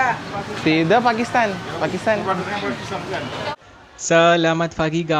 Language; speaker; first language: Indonesian; non-native, learner; Malayalam